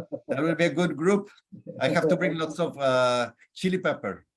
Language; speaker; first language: English; non-native, fluent; Spanish